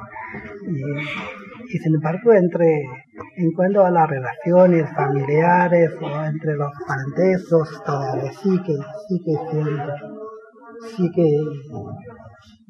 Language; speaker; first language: Spanish; non-native, fluent; Chinese